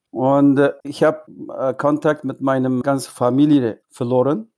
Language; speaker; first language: German; non-native, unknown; Uyghur